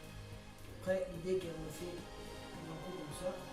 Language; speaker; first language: French; non-native, fluent; Italian